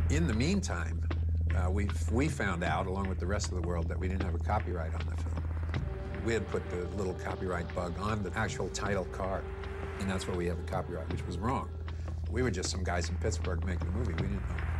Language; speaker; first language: English; native; English